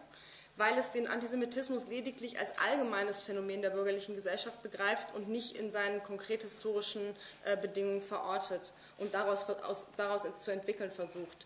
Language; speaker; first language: German; native; German